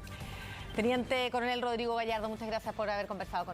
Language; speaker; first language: Spanish; native; Spanish